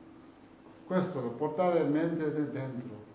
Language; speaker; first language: Italian; non-native, learner; Tibetan